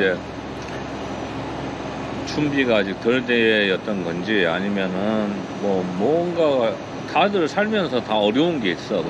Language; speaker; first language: Korean; native; Korean